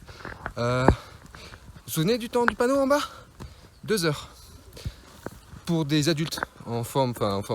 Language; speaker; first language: French; native; French